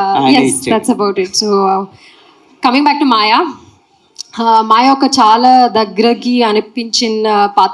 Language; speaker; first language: Telugu; non-native, learner; Malayalam